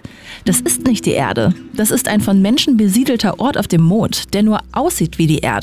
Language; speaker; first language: German; native; German